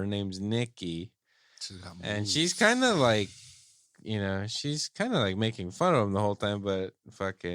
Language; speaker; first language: English; native; English